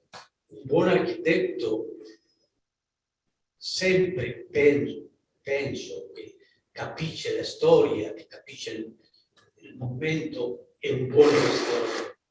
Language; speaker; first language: Italian; non-native, learner; Spanish